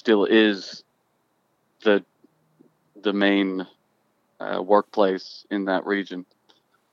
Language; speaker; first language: English; native; English